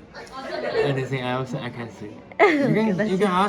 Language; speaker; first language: English; non-native, fluent; Chinese